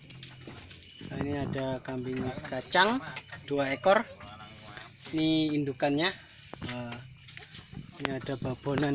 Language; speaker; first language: Indonesian; native; Indonesian